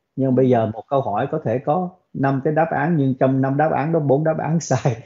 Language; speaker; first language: Vietnamese; early bilingual, other home language; English